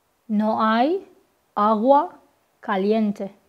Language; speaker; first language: Spanish; non-native, fluent; Persian